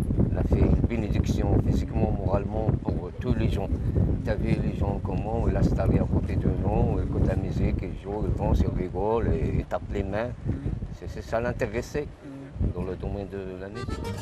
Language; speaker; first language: French; non-native, local second language; Arabic